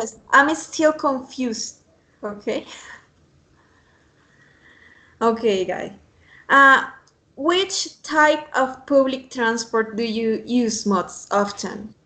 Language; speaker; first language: English; non-native, fluent; Spanish